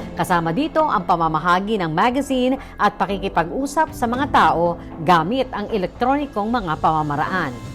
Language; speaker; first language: Filipino; native; Filipino